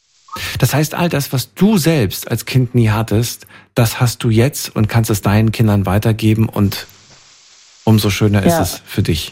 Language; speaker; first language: German; native; German